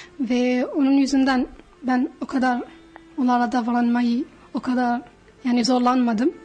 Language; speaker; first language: Turkish; non-native, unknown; Arabic